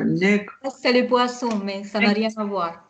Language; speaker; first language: French; non-native, fluent; Hungarian